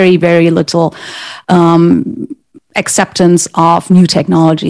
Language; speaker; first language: English; non-native, fluent; German